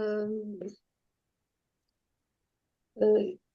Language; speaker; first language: French; non-native, learner; Ukrainian